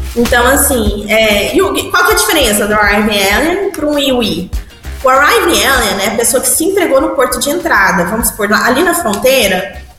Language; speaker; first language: Portuguese; early bilingual, heritage; Portuguese